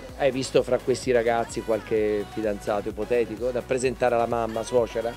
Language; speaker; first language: Italian; native; Italian